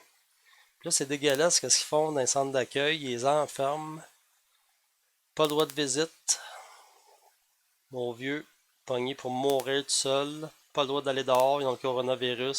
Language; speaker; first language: French; native; French